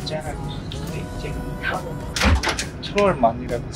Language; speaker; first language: Korean; non-native, fluent; Polish